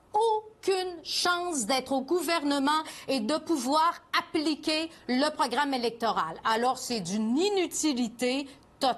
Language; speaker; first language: French; native; French